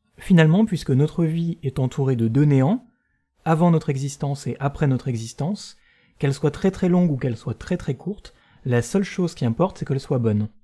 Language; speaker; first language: French; native; French